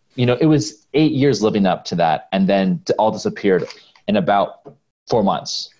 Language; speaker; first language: English; native; English